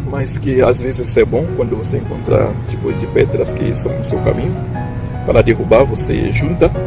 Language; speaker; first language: Portuguese; non-native, fluent; Haitian Creole